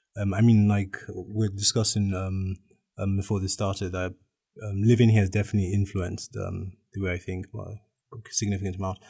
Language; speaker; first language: English; native; English